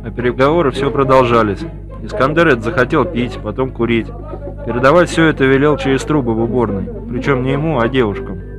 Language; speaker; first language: Russian; native; Russian